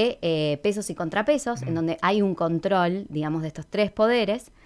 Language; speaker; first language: Spanish; native; Spanish